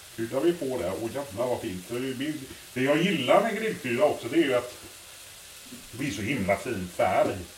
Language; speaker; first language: Swedish; native; Swedish